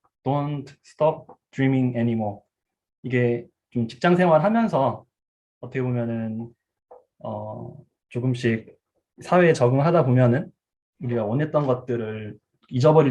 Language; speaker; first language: Korean; early bilingual, heritage; Korean